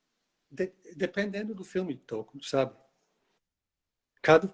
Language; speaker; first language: Portuguese; non-native, fluent; English